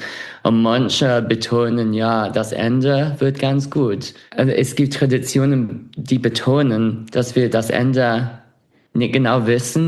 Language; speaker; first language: German; non-native, fluent; English